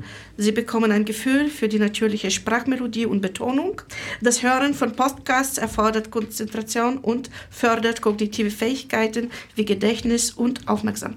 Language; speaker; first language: German; non-native, fluent; Bulgarian